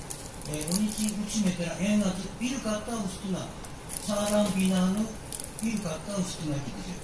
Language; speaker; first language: Turkish; non-native, learner; Japanese